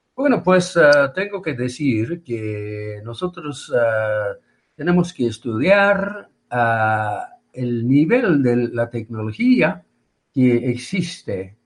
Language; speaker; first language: Spanish; non-native, fluent; Japanese